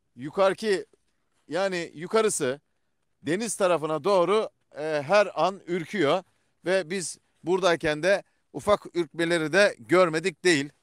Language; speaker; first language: Turkish; native; Turkish